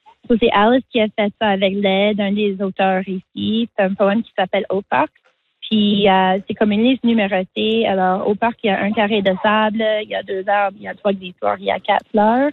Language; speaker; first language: French; native; French